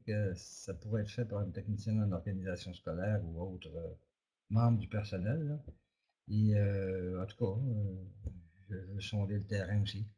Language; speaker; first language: French; native; French